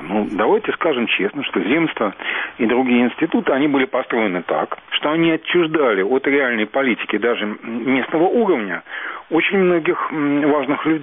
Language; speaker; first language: Russian; native; Russian